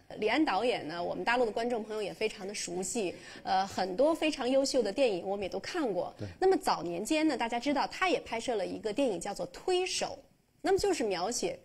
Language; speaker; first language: Chinese; native; Chinese